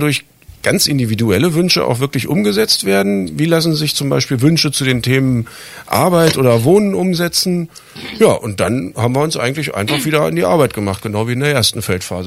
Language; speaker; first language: German; native; German